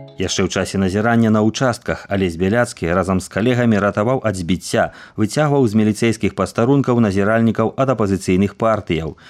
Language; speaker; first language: Belarusian; native; Belarusian